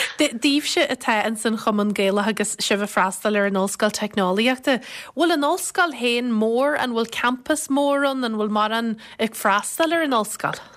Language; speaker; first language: Irish; native; Irish